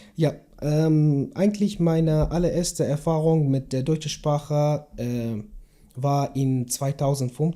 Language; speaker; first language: German; non-native, learner; Kurdish